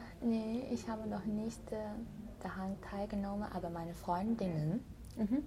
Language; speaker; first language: German; non-native, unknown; Chinese